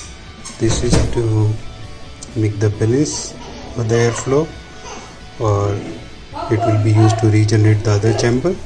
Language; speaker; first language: English; non-native, local second language; Hindi